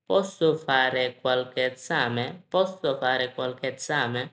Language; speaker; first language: Italian; non-native, learner; Bangla